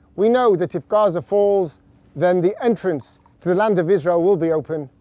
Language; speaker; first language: English; native; English